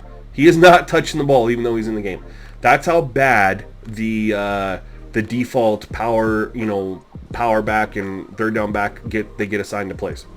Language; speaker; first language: English; native; English